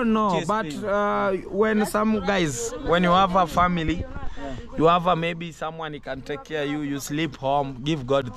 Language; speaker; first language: English; non-native, learner; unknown